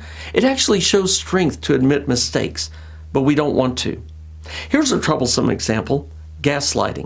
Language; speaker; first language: English; native; English